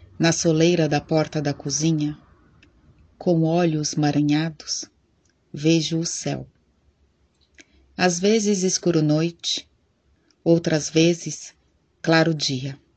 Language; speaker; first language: Portuguese; native; Portuguese